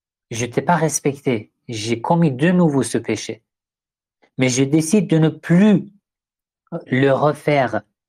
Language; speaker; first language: French; non-native, fluent; Persian